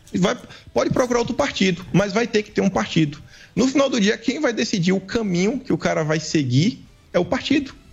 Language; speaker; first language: Portuguese; native; Portuguese